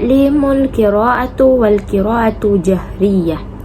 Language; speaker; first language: Arabic; non-native, learner; Indonesian